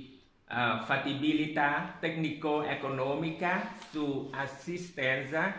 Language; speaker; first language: Italian; non-native, learner; Vietnamese